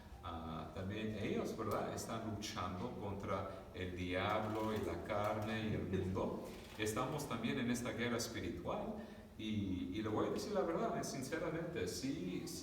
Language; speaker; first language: Spanish; early bilingual, other home language; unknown